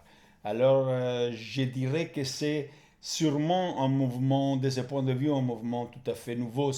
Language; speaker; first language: French; non-native, fluent; Italian